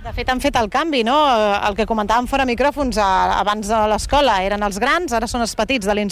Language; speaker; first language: Catalan; native; Catalan